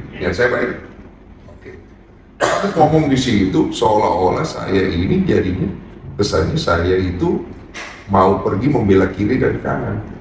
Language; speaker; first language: Indonesian; native; Indonesian